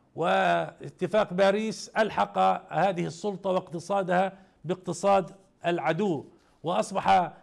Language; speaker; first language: Arabic; native; Arabic